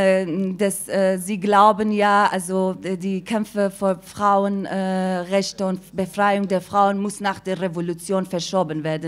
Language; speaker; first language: German; non-native, fluent; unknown